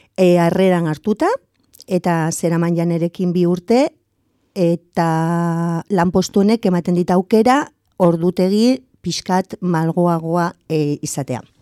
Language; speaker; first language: Basque; non-native, local second language; Spanish